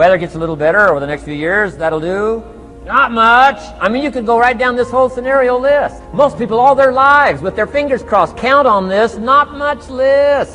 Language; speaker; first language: English; native; English